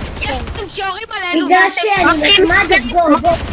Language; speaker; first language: Hebrew; native; Hebrew